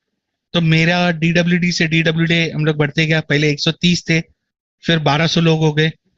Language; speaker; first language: Hindi; native; Hindi